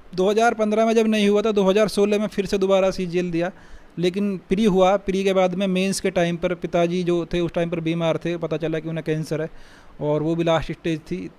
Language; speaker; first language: Hindi; native; Hindi